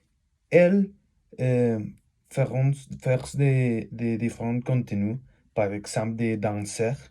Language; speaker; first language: French; non-native, learner; Spanish